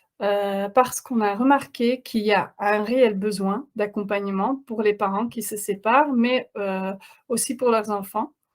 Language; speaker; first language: French; non-native, fluent; Dutch